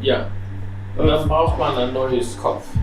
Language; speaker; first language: German; non-native, fluent; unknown